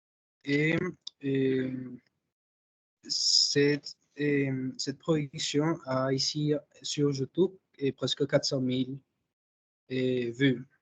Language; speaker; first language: French; non-native, fluent; Spanish